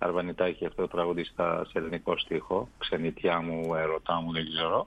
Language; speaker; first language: Greek; non-native, fluent; Armenian